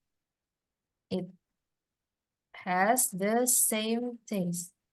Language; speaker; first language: English; non-native, fluent; Indonesian